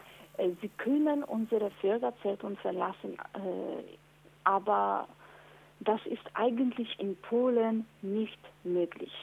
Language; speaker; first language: German; non-native, fluent; Polish